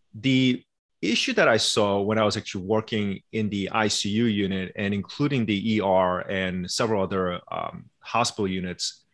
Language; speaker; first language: English; early bilingual, other home language; Korean